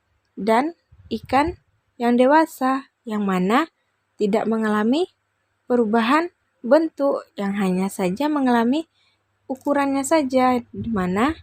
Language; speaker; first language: Indonesian; native; Indonesian